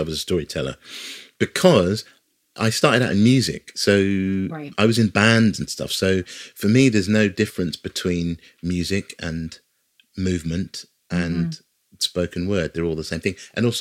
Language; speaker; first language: English; native; English